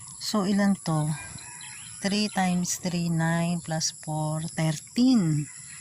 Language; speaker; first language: Filipino; native; Filipino